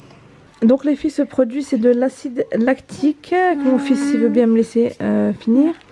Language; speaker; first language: French; native; French